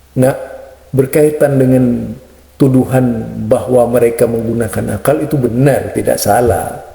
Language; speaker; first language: Indonesian; non-native, local second language; Madurese